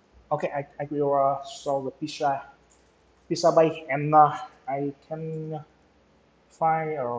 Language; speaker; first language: English; non-native, local second language; Vietnamese